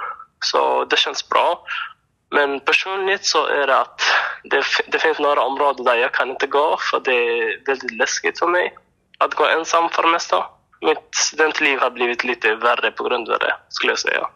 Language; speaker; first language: Swedish; non-native, fluent; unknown